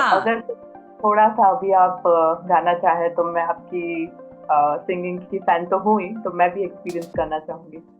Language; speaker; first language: Hindi; native; Hindi